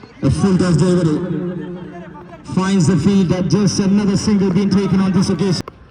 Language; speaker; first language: English; non-native, local second language; Malayalam